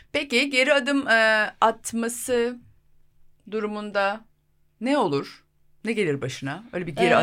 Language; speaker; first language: Turkish; native; Turkish